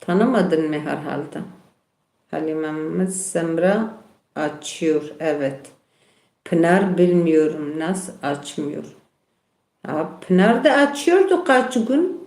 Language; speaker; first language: Turkish; non-native, local second language; Kurdish